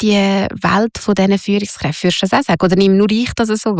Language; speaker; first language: German; native; German